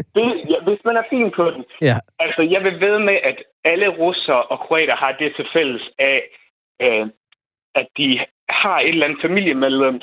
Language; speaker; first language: Danish; non-native, fluent; Croatian